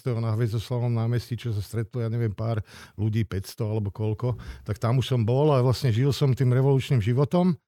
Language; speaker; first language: Slovak; non-native, local second language; Hungarian